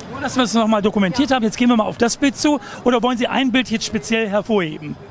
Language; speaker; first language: German; native; German